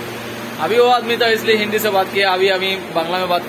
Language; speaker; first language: Hindi; non-native, learner; Bangla